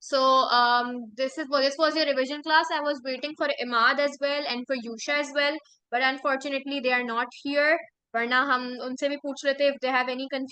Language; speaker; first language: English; non-native, local second language; Urdu